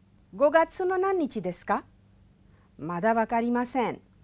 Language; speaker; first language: Japanese; non-native, fluent; Hindi